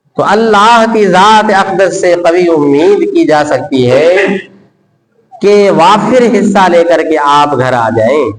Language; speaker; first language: Urdu; non-native, local second language; Sindhi